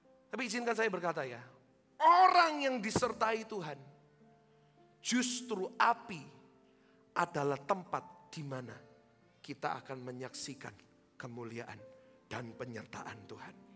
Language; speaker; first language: Indonesian; native; Indonesian